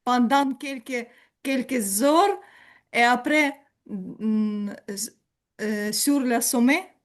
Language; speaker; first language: French; non-native, learner; Ukrainian